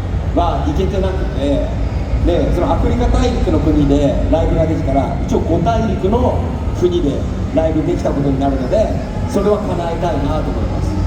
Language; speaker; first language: Japanese; native; Japanese